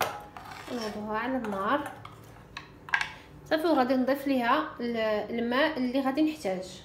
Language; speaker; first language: Arabic; native; Arabic